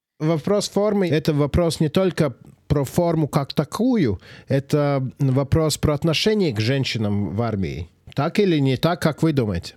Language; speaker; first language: Russian; non-native, local second language; Latvian